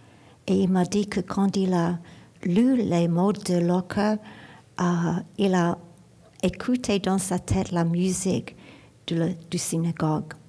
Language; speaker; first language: French; non-native, learner; English